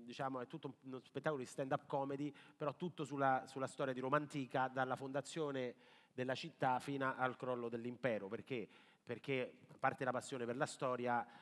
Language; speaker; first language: Italian; native; Italian